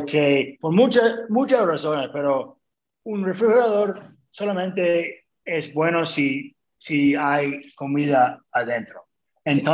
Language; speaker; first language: Spanish; early bilingual, other home language; English